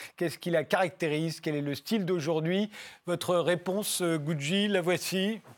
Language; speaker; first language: French; native; French